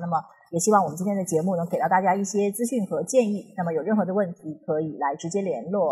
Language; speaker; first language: Chinese; native; Chinese